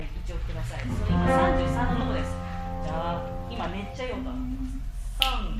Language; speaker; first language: Japanese; native; Japanese